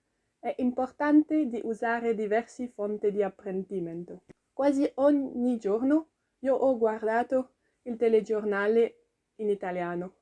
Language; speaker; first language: Italian; non-native, learner; French